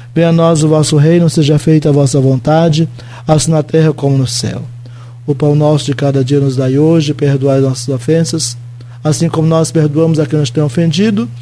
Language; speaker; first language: Portuguese; native; Portuguese